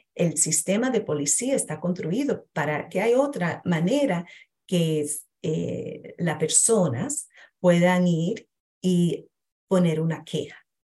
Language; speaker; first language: Spanish; early bilingual, heritage; Spanish